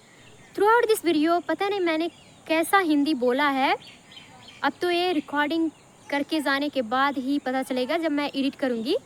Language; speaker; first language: Hindi; non-native, local second language; Bhojpuri